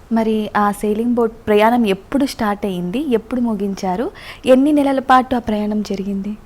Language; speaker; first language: Telugu; native; Telugu